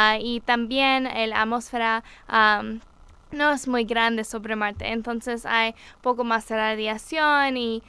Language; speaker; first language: Spanish; non-native, learner; English